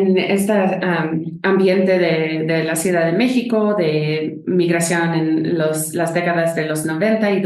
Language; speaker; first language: Spanish; non-native, fluent; English